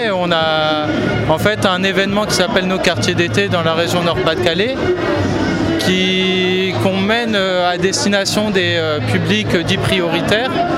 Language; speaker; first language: French; native; French